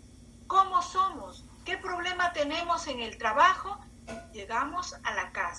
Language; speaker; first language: Spanish; native; Spanish